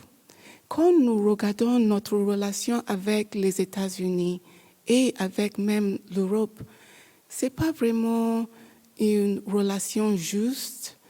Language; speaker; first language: French; non-native, learner; English